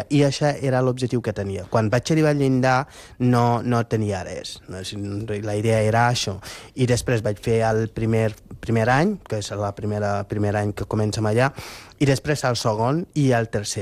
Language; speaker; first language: Catalan; non-native, fluent; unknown